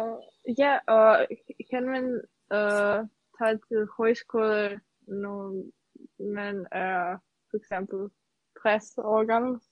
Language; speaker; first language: Danish; non-native, fluent; Serbian